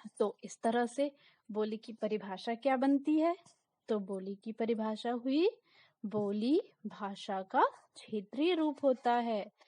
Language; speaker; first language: Hindi; native; Hindi